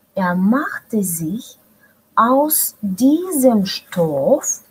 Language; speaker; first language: German; non-native, fluent; Russian